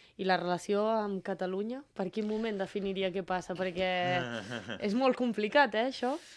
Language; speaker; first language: Catalan; native; Catalan